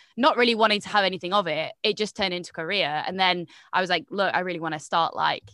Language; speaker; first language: English; native; English